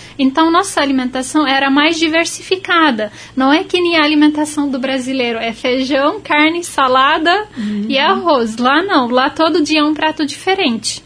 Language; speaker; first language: Portuguese; non-native, fluent; Arabic